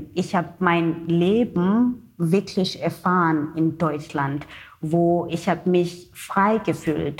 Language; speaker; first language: German; non-native, learner; Xhosa